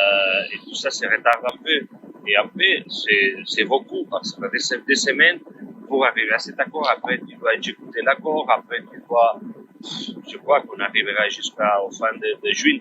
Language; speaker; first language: French; non-native, fluent; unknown